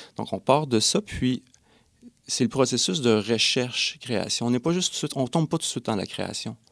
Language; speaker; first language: French; native; French